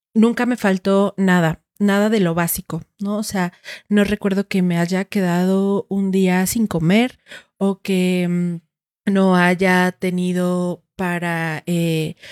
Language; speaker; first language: Spanish; native; Spanish